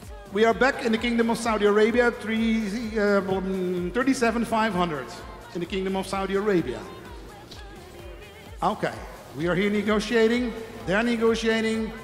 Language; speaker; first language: English; non-native, fluent; Dutch